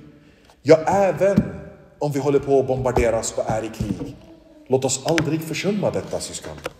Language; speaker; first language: Swedish; non-native, local second language; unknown